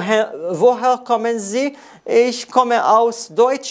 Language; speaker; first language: German; non-native, fluent; Arabic